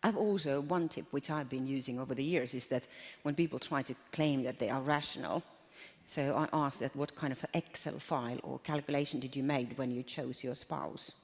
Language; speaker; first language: English; non-native, fluent; Finnish